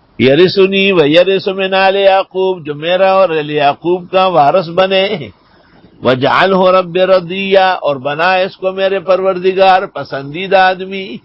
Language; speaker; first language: Urdu; non-native, local second language; Pashto